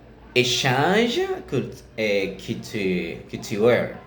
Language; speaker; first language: French; non-native, learner; Spanish